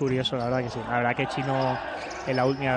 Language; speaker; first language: Spanish; native; Spanish